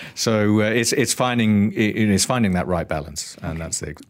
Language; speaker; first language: English; native; English